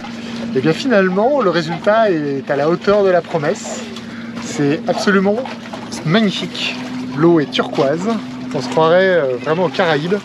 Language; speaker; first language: French; native; French